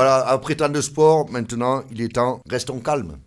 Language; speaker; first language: French; native; French